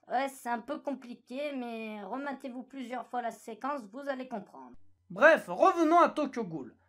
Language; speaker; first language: French; native; French